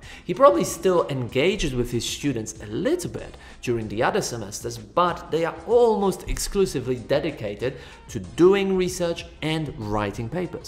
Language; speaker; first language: English; non-native, fluent; Polish